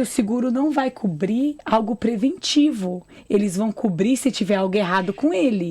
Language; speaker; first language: Portuguese; native; Portuguese